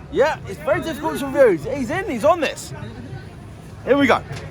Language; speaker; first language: English; native; English